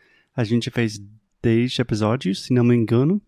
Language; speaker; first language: Portuguese; non-native, fluent; English